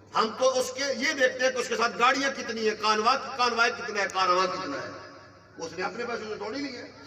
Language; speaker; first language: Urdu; non-native, local second language; Punjabi